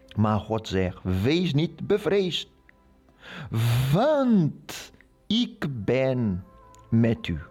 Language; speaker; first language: Dutch; non-native, learner; Portuguese